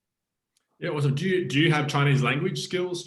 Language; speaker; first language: English; native; English